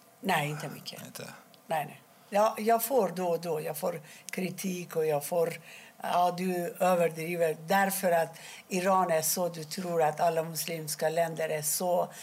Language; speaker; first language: Swedish; non-native, fluent; Persian